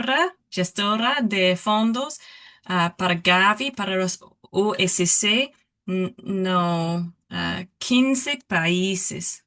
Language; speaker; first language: Portuguese; non-native, learner; English